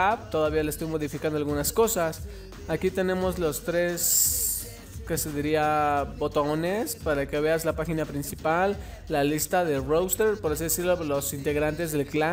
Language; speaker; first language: Spanish; native; Spanish